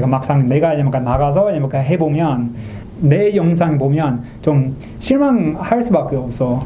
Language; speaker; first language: Korean; non-native, learner; English